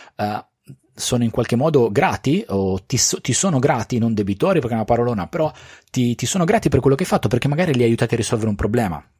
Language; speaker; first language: Italian; native; Italian